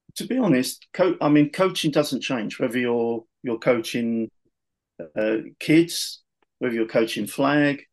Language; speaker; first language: English; native; English